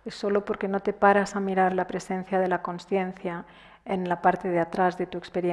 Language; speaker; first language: Spanish; native; Spanish